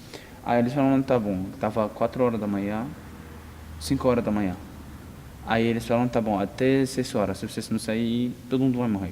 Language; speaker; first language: Portuguese; non-native, learner; Arabic